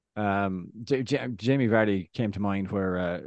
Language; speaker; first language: English; native; English